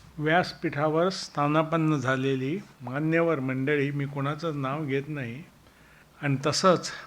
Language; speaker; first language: Marathi; non-native, local second language; Konkani